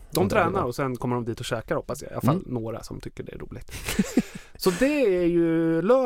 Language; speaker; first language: Swedish; native; Swedish